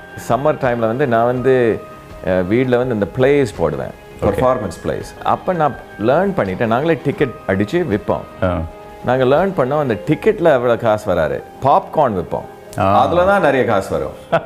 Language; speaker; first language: Tamil; early bilingual, heritage; Tamil